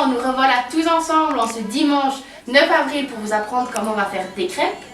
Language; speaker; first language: French; non-native, learner; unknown